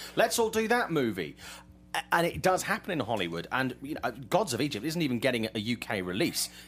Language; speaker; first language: English; native; English